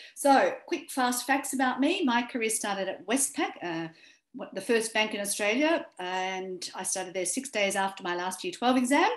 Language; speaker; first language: English; native; English